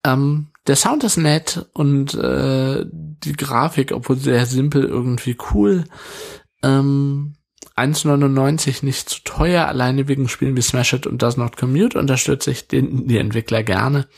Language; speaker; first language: German; native; German